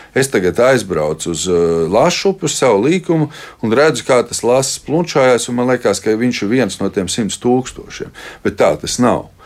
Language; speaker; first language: Latvian; native; Latvian